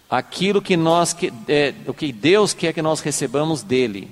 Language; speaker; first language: Portuguese; native; Portuguese